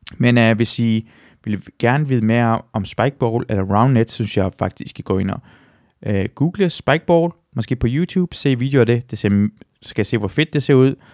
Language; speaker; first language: Danish; non-native, fluent; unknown